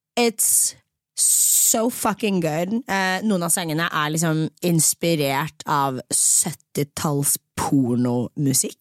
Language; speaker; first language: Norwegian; early bilingual, other home language; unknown